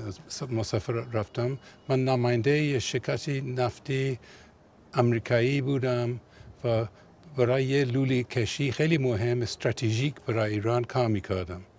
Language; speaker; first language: Persian; non-native, fluent; English